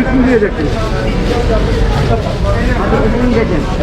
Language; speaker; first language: Turkish; non-native, learner; Thai